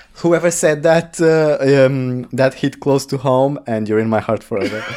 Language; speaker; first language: English; non-native, fluent; Portuguese